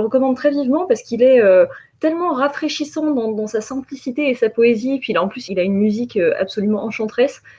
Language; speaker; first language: French; native; French